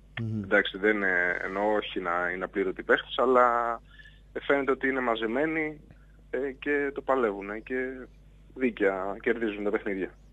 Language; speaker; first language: Greek; native; Greek